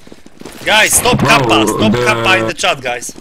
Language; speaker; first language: English; non-native, learner; Polish